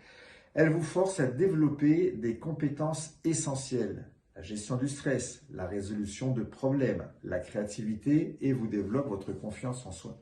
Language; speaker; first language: French; native; French